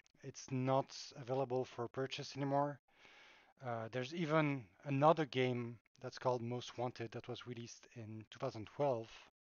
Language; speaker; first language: English; non-native, fluent; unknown